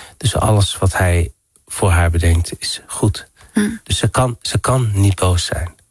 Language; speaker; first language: Dutch; early bilingual, other home language; Riffian